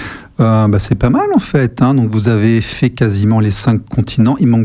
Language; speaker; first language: French; native; French